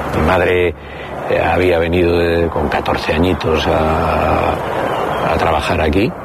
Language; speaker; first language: Spanish; native; Spanish